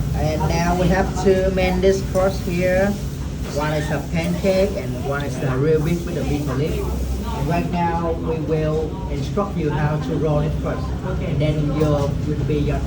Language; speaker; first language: English; non-native, fluent; Vietnamese